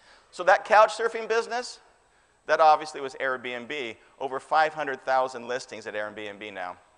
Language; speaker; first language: English; native; English